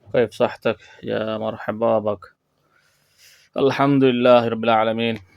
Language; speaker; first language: Arabic; non-native, learner; Bangla